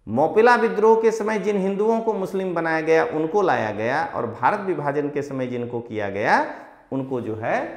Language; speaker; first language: Hindi; non-native, local second language; Gujarati